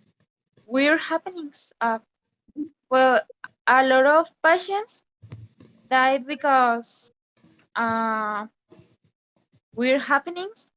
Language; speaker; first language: English; non-native, learner; Spanish